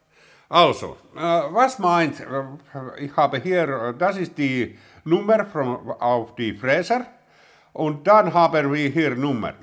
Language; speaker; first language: German; non-native, learner; Finnish